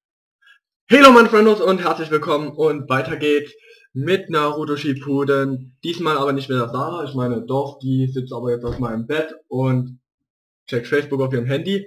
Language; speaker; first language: German; native; German